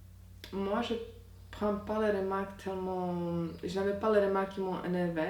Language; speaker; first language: French; non-native, fluent; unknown